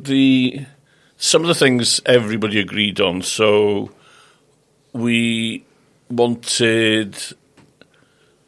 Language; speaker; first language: English; native; English